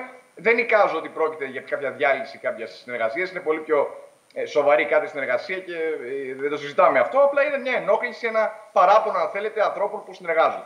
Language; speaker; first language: Greek; native; Greek